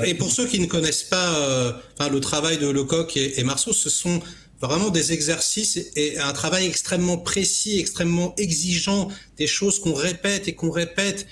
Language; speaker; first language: French; native; French